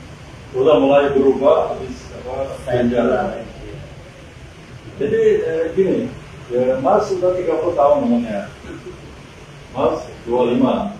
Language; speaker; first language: Indonesian; non-native, fluent; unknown